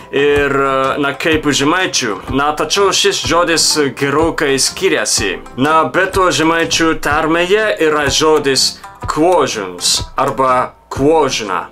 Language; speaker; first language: Lithuanian; non-native, fluent; Japanese